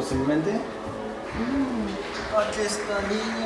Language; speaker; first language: Spanish; non-native, learner; Japanese